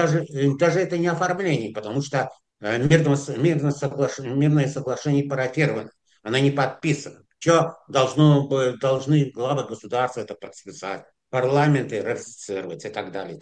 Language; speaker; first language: Russian; non-native, fluent; Azerbaijani